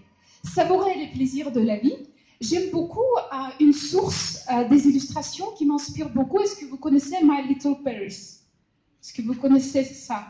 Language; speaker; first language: French; non-native, fluent; Russian